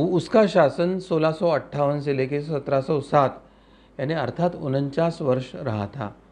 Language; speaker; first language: Hindi; non-native, local second language; Marathi